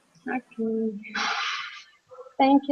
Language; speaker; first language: English; non-native, learner; Russian